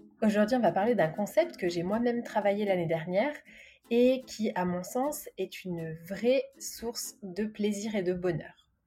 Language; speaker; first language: French; native; French